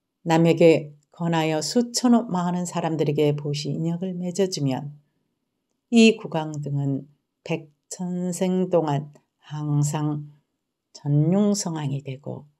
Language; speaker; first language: Korean; native; Korean